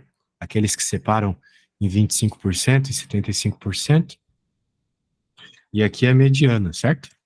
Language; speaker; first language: Portuguese; native; Portuguese